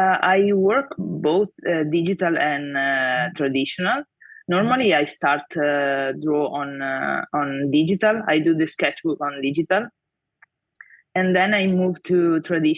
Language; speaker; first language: English; non-native, fluent; Italian